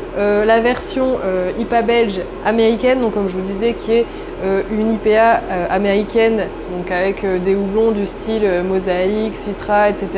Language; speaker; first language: French; native; French